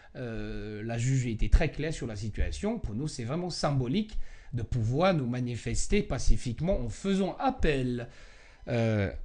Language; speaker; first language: French; non-native, fluent; Chinese